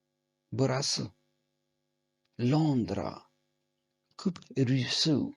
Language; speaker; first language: Turkish; non-native, fluent; Urdu